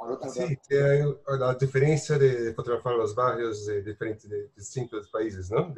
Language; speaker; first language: Spanish; non-native, learner; Portuguese